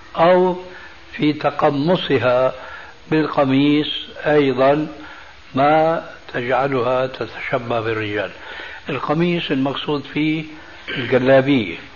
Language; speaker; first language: Arabic; early bilingual, other home language; Albanian